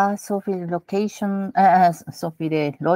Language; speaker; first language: German; non-native, fluent; Japanese